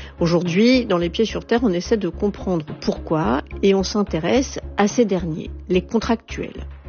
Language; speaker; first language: French; native; French